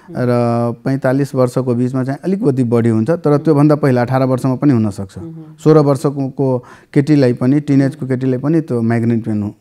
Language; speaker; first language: Nepali; non-native, local second language; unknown